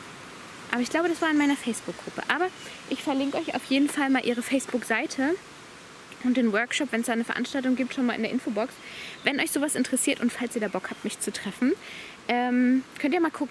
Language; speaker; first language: German; native; German